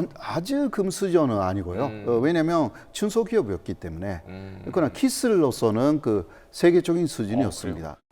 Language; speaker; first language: Korean; non-native, fluent; Japanese